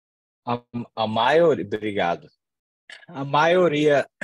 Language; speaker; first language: Portuguese; non-native, learner; English